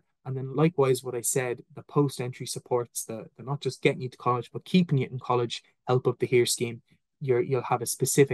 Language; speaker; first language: English; native; English